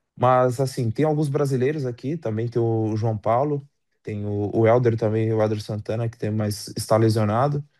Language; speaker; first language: Portuguese; native; Portuguese